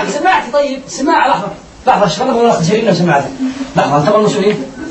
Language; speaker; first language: Arabic; native; Arabic